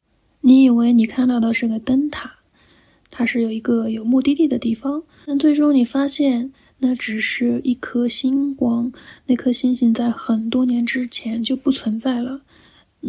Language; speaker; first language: Chinese; native; Chinese